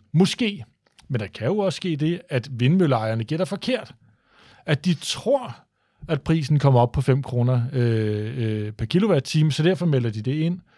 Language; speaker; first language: Danish; native; Danish